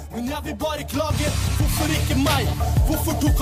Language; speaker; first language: Norwegian; early bilingual, other home language; Albanian